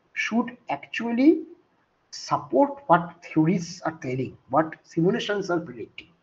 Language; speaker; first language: English; non-native, local second language; Bangla